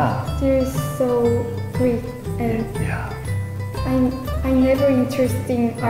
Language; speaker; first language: English; non-native, learner; Korean